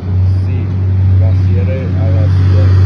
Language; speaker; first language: Spanish; non-native, learner; English